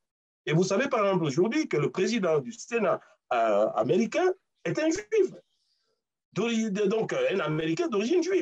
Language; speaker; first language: French; non-native, local second language; Luba-Lulua